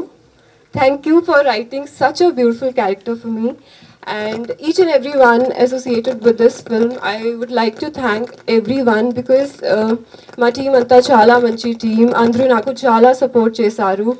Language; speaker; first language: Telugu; non-native, learner; Hindi